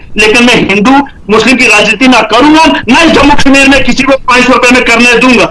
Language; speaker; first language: Hindi; non-native, local second language; Kashmiri